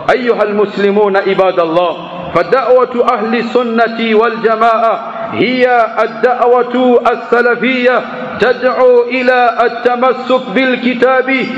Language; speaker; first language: Arabic; non-native, fluent; Swahili